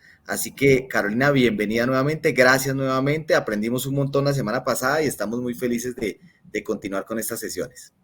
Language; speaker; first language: Spanish; native; Spanish